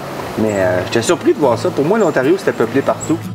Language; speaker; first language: French; native; French